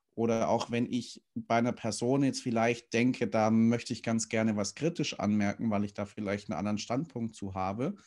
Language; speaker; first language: German; native; German